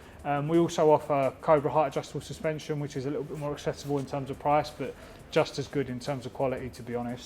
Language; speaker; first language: English; native; English